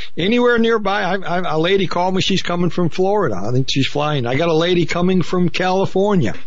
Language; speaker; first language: English; native; English